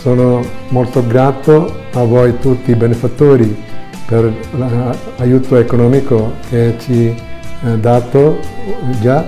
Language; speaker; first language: Italian; non-native, fluent; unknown